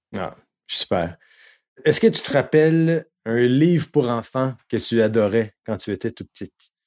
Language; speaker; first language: French; native; French